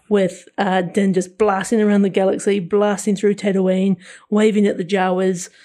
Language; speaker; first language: English; native; English